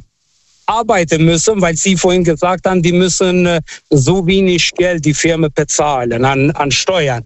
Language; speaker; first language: German; non-native, fluent; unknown